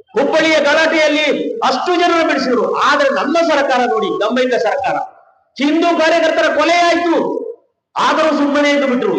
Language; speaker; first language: Kannada; non-native, local second language; Kodava